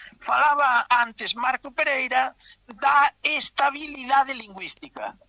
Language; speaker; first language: Galician; native; Galician